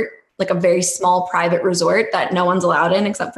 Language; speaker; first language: English; native; English